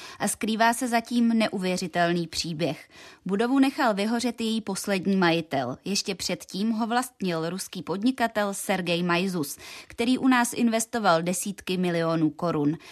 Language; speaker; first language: Czech; native; Czech